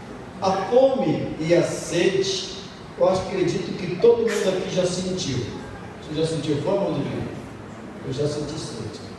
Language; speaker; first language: Portuguese; native; Portuguese